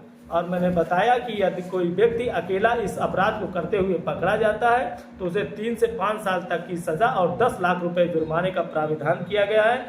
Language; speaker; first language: Hindi; native; Hindi